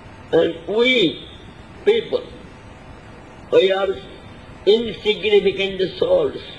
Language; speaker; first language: English; non-native, local second language; Odia